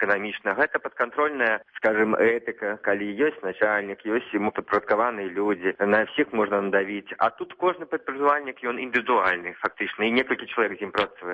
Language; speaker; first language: Belarusian; native; Belarusian